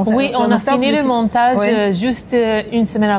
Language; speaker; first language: French; non-native, fluent; Hebrew